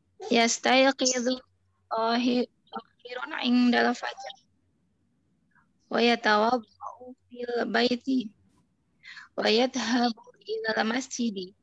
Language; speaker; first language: Arabic; non-native, learner; Indonesian